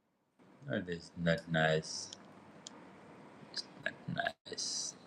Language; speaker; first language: English; non-native, learner; Nepali